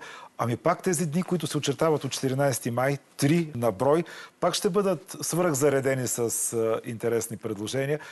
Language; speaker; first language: Bulgarian; native; Bulgarian